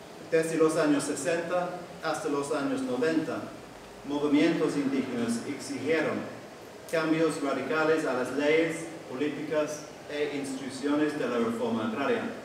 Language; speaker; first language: Spanish; non-native, fluent; English